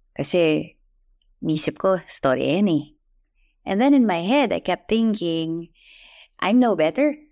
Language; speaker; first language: English; non-native, local second language; Filipino